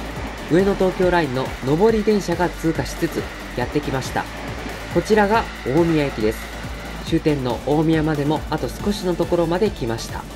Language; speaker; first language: Japanese; native; Japanese